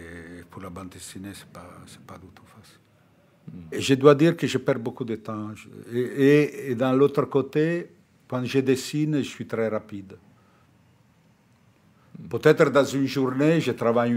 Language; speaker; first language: French; non-native, fluent; Italian